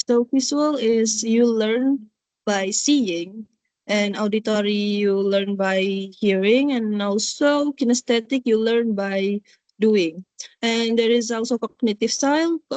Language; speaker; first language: English; non-native, learner; Indonesian